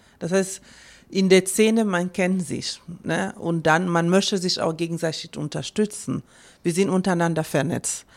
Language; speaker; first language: German; non-native, fluent; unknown